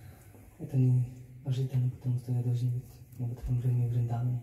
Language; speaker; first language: Russian; non-native, learner; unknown